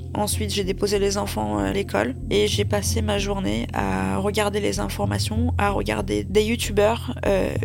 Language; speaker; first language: French; early bilingual, other home language; Russian